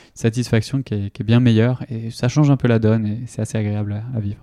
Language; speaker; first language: French; native; French